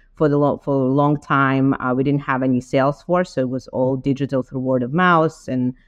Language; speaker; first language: English; non-native, fluent; Ukrainian